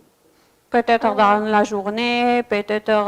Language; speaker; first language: French; non-native, fluent; Arabic